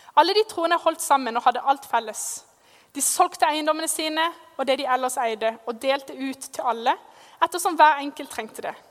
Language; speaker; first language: Norwegian; native; Norwegian